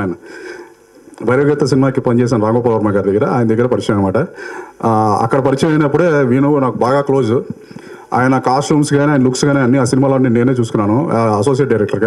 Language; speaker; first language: Telugu; native; Telugu